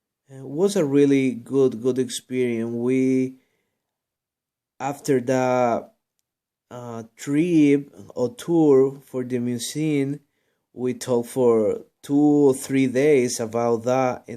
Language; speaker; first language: English; non-native, learner; Spanish